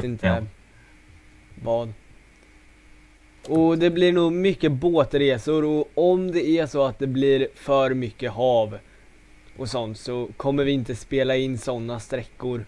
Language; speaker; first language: Swedish; native; Swedish